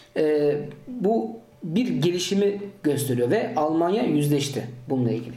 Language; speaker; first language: Turkish; early bilingual, heritage; Turkish